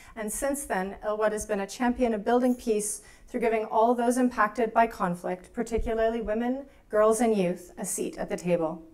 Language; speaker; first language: English; native; English